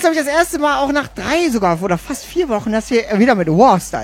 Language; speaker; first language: German; native; German